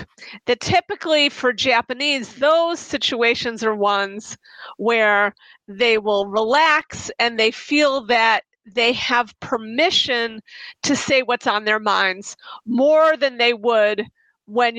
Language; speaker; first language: English; native; English